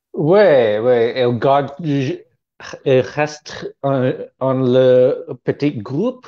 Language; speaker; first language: French; non-native, learner; Cantonese